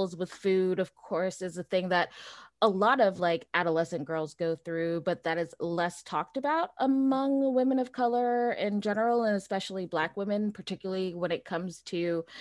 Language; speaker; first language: English; early bilingual, other home language; Portuguese